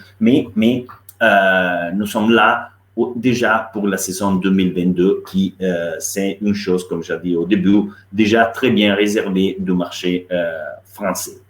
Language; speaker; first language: French; non-native, fluent; Italian